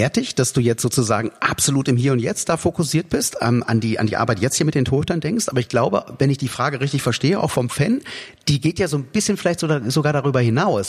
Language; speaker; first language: German; native; German